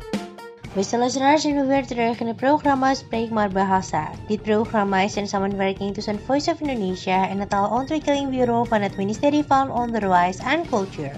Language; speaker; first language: Dutch; non-native, fluent; Indonesian